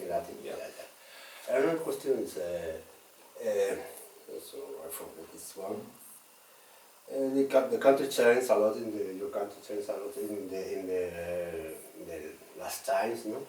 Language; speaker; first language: English; non-native, learner; Spanish